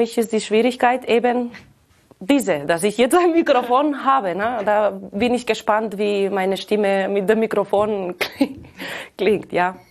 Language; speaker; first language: German; non-native, fluent; Catalan